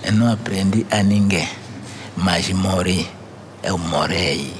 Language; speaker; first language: Portuguese; non-native, local second language; Kongo